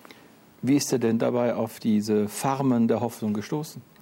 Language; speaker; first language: German; native; German